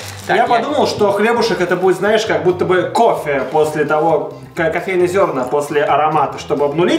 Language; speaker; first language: Russian; native; Russian